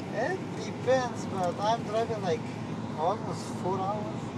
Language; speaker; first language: English; non-native, learner; Persian